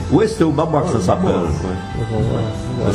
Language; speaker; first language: French; native; French